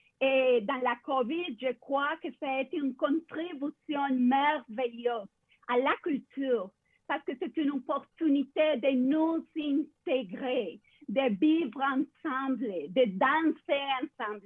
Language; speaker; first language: French; non-native, fluent; Spanish